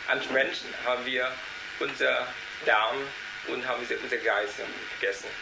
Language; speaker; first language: German; non-native, learner; Vietnamese